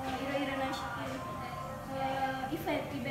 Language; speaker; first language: Japanese; non-native, learner; Indonesian